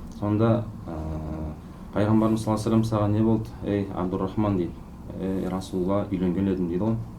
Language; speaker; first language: Kazakh; native; Kazakh